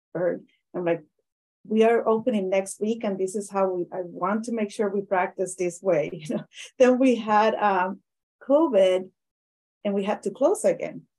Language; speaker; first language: English; non-native, fluent; Spanish